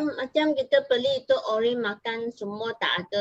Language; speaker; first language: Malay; non-native, local second language; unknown